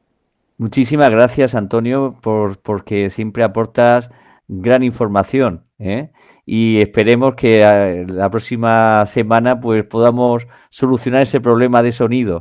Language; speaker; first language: Spanish; native; Spanish